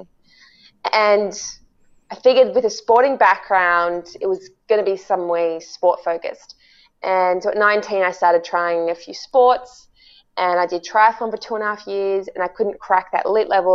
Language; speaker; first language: English; native; English